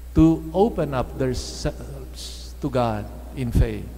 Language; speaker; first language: English; non-native, local second language; Filipino